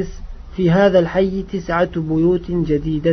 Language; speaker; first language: Arabic; non-native, fluent; Uzbek